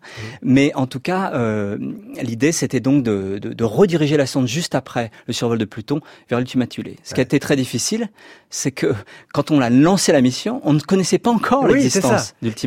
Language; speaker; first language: French; native; French